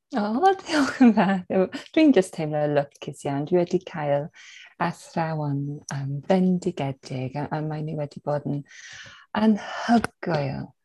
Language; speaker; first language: Welsh; non-native, fluent; English